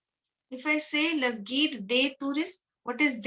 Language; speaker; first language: French; non-native, fluent; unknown